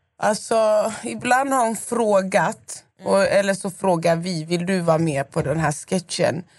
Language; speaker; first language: Swedish; native; Swedish